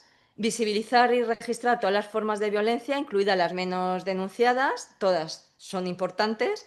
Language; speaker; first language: Spanish; native; Spanish